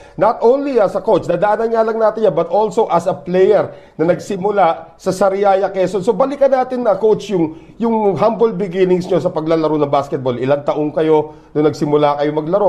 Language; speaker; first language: Filipino; native; Filipino